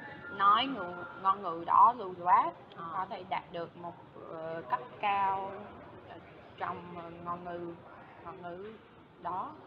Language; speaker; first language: Vietnamese; non-native, fluent; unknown